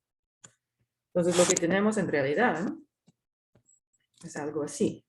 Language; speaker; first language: Spanish; non-native, fluent; English